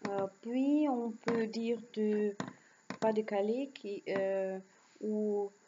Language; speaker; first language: French; non-native, learner; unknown